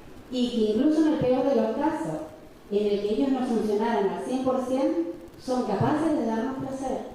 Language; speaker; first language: Spanish; native; Spanish